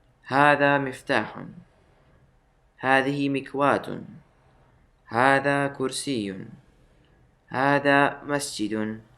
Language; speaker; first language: Arabic; non-native, fluent; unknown